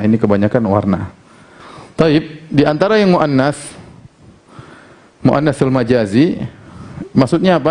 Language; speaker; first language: Indonesian; native; Indonesian